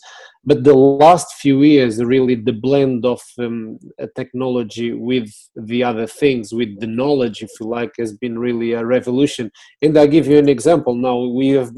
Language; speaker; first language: English; non-native, fluent; Portuguese